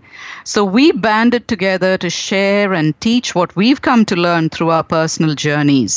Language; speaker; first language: English; non-native, local second language; Tamil